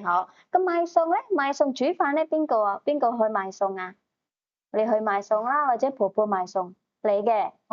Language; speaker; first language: Cantonese; native; Cantonese